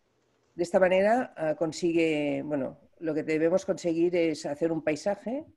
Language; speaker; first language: Spanish; native; Spanish